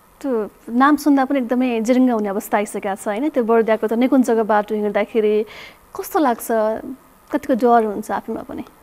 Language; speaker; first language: Nepali; native; Nepali